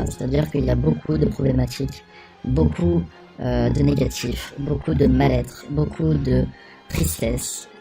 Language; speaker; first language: French; native; French